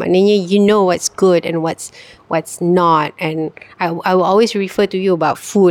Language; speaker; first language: English; non-native, local second language; Malay